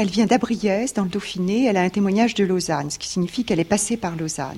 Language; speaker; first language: French; native; French